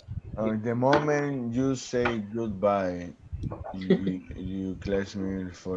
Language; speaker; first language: English; non-native, learner; Spanish